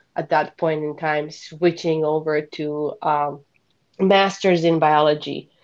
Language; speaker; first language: English; non-native, fluent; Bosnian